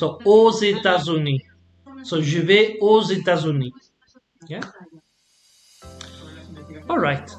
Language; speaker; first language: French; non-native, fluent; Spanish